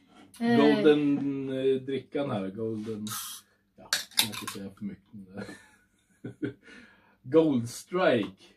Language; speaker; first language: Swedish; native; Swedish